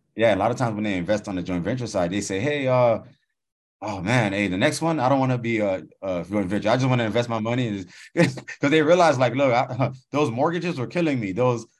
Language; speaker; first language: English; native; English